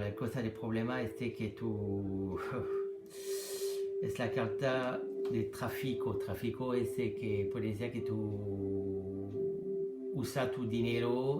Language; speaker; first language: Spanish; non-native, learner; French